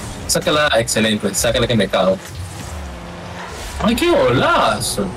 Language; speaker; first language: Spanish; native; Spanish